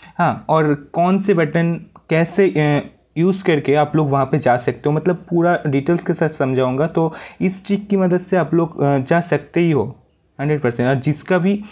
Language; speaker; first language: Hindi; native; Hindi